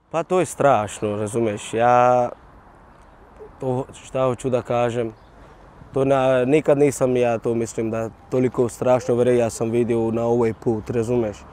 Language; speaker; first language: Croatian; non-native, learner; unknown